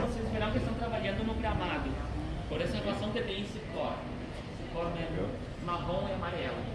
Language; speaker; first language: Portuguese; non-native, learner; Spanish